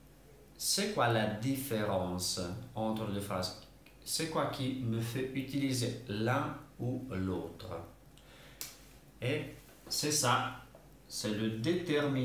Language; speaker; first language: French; non-native, fluent; Italian